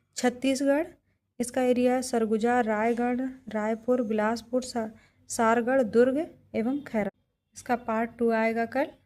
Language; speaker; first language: Hindi; native; Hindi